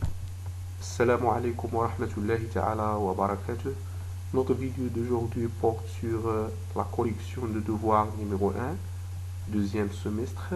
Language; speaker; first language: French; non-native, local second language; Arabic